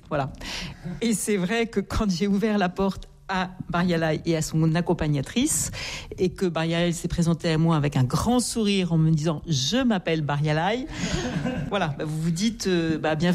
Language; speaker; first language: French; native; French